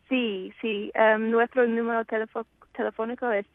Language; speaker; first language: Spanish; non-native, fluent; English